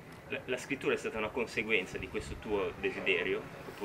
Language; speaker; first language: Italian; native; Italian